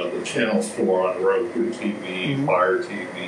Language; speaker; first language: English; native; English